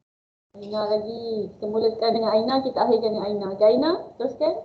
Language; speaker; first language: Malay; native; Malay